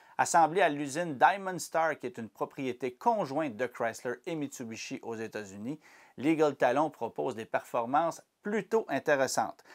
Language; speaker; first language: French; native; French